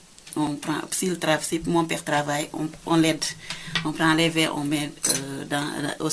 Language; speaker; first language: French; non-native, local second language; Wolof